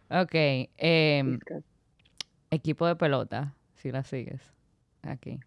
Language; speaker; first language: Spanish; native; Spanish